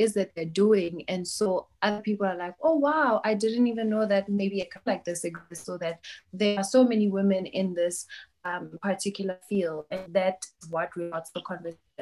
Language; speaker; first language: English; non-native, local second language; Tsonga